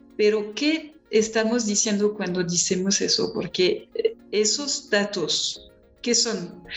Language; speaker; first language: Spanish; non-native, fluent; French